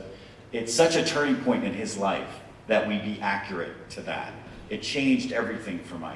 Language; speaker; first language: English; native; English